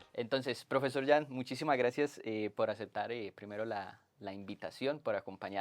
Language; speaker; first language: Spanish; native; Spanish